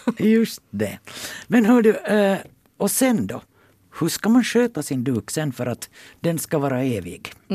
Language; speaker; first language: Swedish; native; Swedish